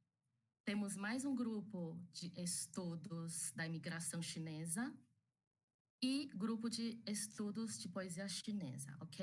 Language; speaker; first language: Portuguese; early bilingual, other home language; Chinese